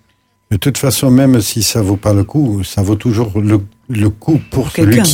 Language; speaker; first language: French; native; French